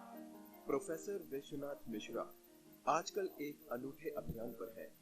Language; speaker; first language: Hindi; native; Hindi